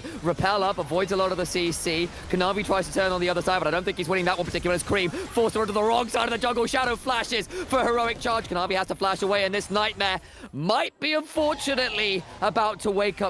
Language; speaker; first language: English; native; English